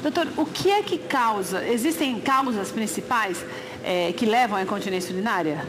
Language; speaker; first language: Portuguese; native; Portuguese